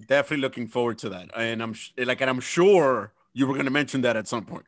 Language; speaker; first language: English; early bilingual, other home language; Spanish